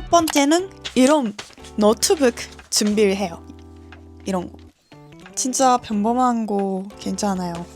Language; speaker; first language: Korean; non-native, learner; Japanese